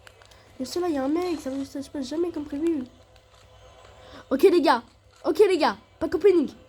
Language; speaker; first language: French; native; French